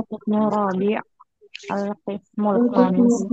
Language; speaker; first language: Arabic; non-native, learner; Indonesian